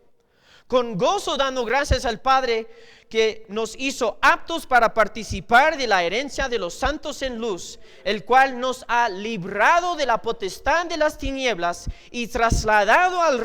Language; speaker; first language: Spanish; non-native, fluent; English